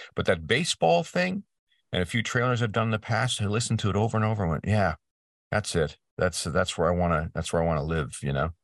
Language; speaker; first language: English; native; English